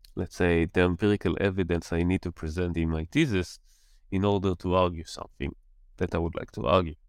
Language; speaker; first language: English; non-native, fluent; Hebrew